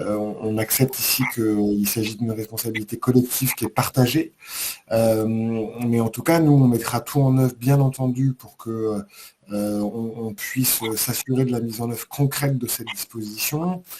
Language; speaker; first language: French; native; French